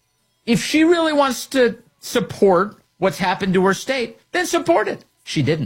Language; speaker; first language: English; native; English